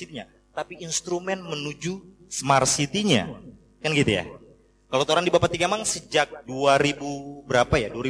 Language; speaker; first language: Indonesian; native; Indonesian